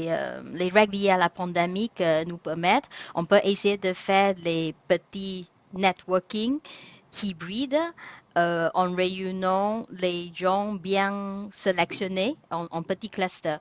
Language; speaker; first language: French; non-native, fluent; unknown